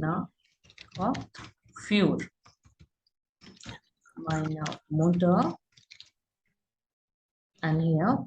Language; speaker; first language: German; non-native, learner; Hindi